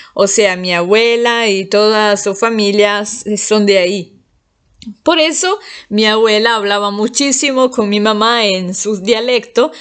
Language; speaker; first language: Spanish; non-native, fluent; Italian